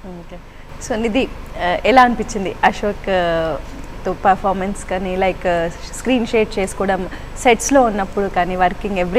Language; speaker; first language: Telugu; native; Telugu